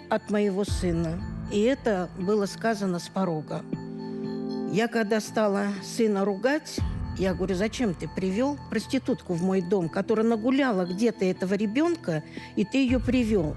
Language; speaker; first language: Russian; native; Russian